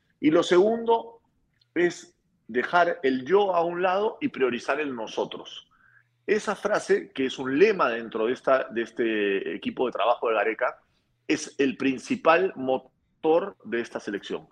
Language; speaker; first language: Spanish; native; Spanish